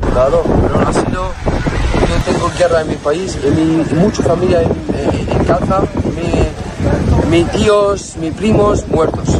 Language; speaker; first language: Spanish; non-native, learner; Arabic